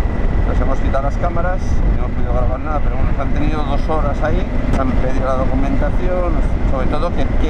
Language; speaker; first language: Spanish; native; Spanish